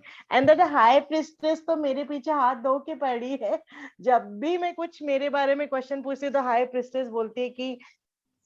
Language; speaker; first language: Hindi; native; Hindi